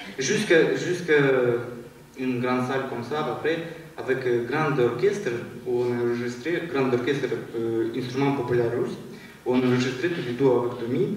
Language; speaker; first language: French; non-native, learner; Russian